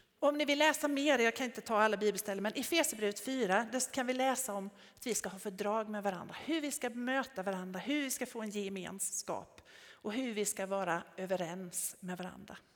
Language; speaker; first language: Swedish; native; Swedish